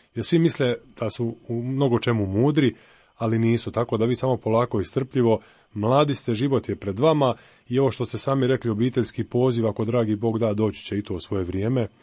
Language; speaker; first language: Croatian; native; Croatian